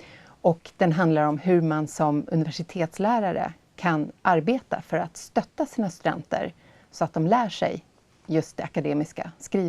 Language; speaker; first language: Swedish; native; Swedish